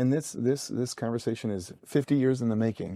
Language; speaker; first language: English; native; English